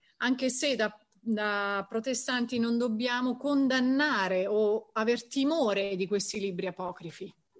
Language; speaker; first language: Italian; native; Italian